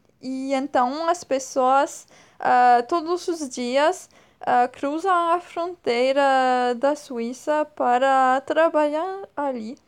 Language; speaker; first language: Portuguese; non-native, fluent; French